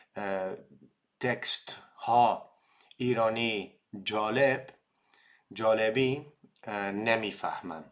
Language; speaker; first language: Persian; non-native, learner; Dutch